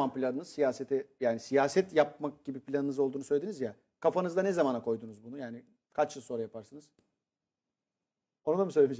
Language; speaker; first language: Turkish; native; Turkish